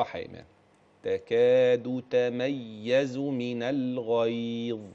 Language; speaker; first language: Arabic; native; Arabic